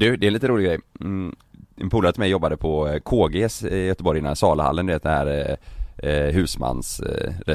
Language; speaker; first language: Swedish; native; Swedish